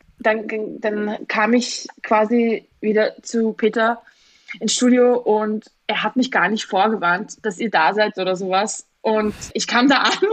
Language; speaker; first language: German; early bilingual, other home language; Georgian